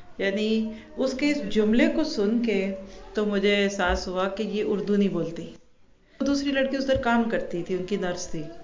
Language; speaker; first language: Urdu; native; Urdu